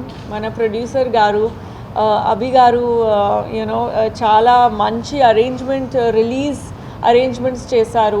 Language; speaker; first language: Telugu; non-native, fluent; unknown